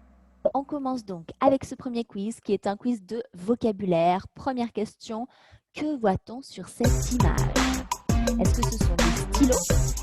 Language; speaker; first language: French; native; French